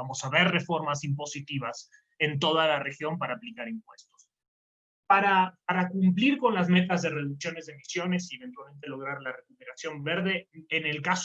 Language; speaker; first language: Spanish; native; Spanish